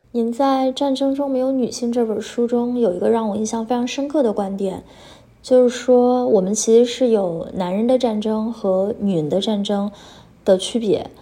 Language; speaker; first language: Chinese; native; Chinese